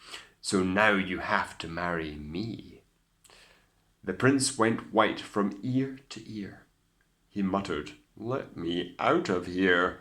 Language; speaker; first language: English; native; English